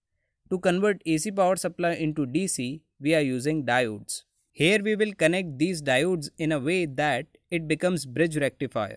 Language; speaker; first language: English; non-native, local second language; Hindi